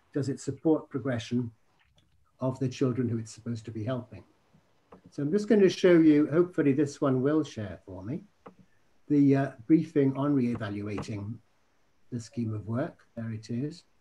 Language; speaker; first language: English; native; English